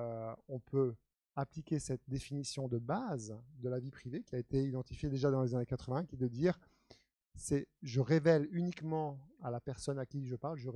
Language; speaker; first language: French; native; French